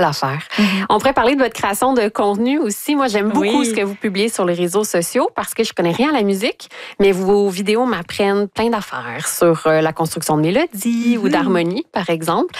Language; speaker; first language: French; native; French